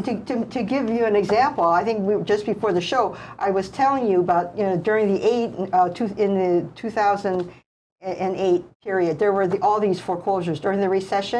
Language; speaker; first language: English; native; English